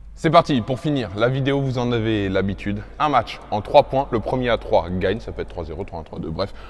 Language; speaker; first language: French; native; French